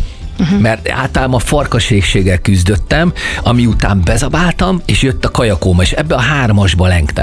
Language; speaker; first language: Hungarian; native; Hungarian